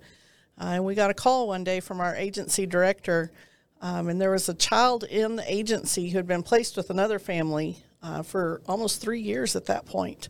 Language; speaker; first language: English; native; English